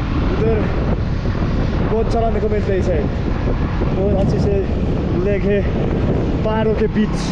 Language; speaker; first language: Hindi; non-native, local second language; Bodo